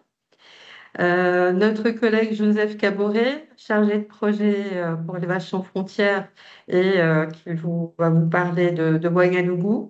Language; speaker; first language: French; native; French